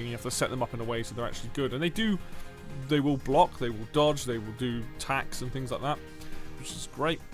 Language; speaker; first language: English; native; English